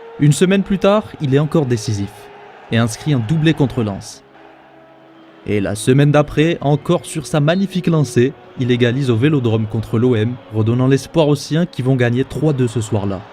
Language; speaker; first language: French; native; French